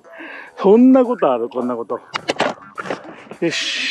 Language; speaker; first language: Japanese; native; Japanese